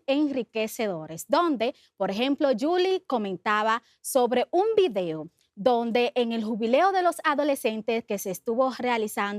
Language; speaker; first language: Spanish; native; Spanish